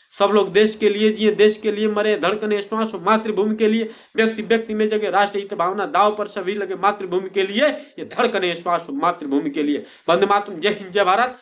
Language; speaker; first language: Hindi; native; Hindi